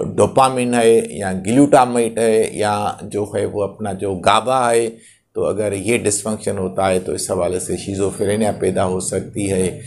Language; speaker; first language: Urdu; non-native, local second language; Sindhi